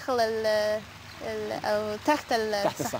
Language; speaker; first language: Arabic; non-native, learner; English